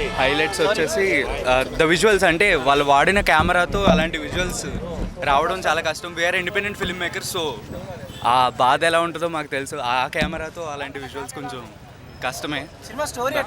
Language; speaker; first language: Telugu; native; Telugu